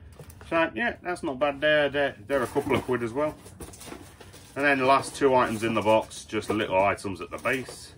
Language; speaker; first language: English; native; English